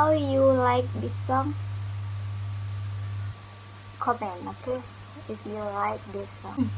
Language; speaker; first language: English; non-native, learner; Indonesian